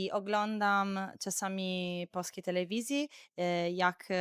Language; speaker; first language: Polish; non-native, learner; Italian